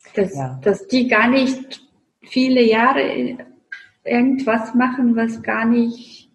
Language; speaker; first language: German; non-native, fluent; Russian